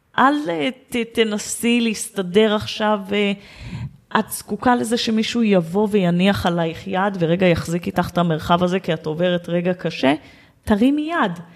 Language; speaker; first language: Hebrew; native; Hebrew